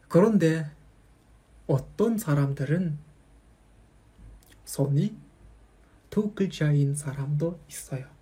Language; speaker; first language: Korean; non-native, fluent; Kazakh